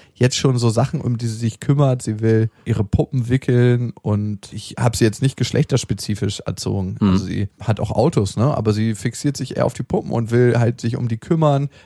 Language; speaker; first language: German; native; German